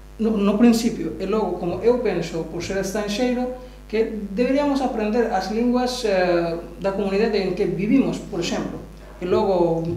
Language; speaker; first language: Galician; non-native, learner; Bangla